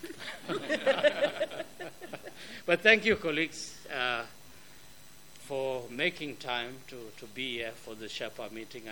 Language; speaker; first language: English; native; English